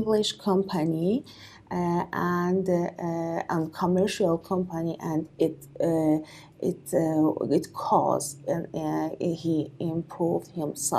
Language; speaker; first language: English; non-native, learner; Persian